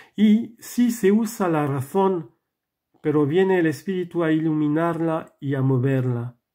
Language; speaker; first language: Spanish; non-native, fluent; French